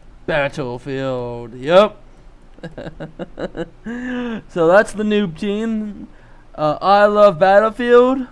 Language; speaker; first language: English; native; English